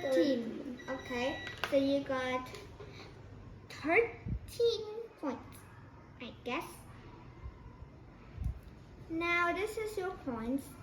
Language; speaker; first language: English; non-native, fluent; Vietnamese